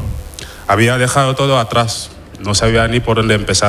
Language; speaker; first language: Spanish; non-native, fluent; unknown